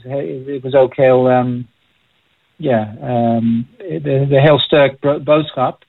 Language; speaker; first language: Dutch; non-native, fluent; English